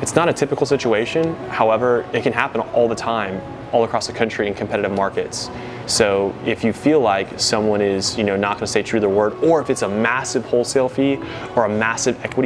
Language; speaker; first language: English; native; English